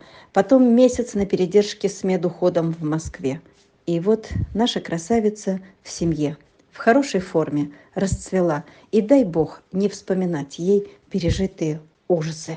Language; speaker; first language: Russian; native; Russian